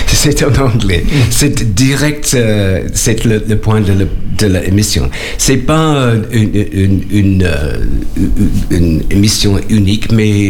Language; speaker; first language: French; non-native, learner; English